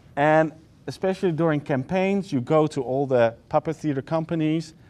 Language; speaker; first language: English; non-native, fluent; Dutch